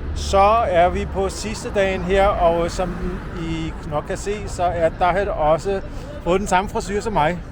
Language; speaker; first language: Danish; early bilingual, other home language; Urdu